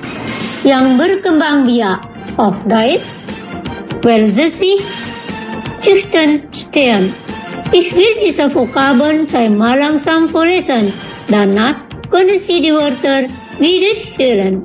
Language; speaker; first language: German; non-native, fluent; Indonesian